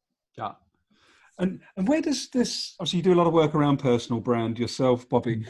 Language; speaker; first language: English; native; English